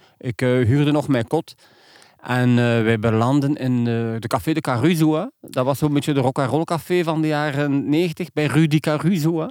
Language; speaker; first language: Dutch; non-native, local second language; French